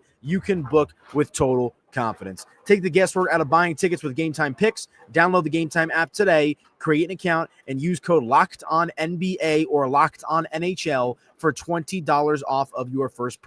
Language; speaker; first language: English; native; English